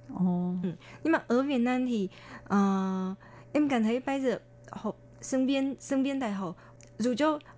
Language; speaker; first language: Vietnamese; non-native, fluent; Chinese